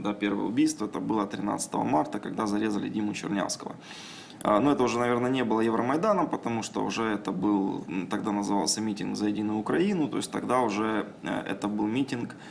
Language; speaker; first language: Russian; native; Russian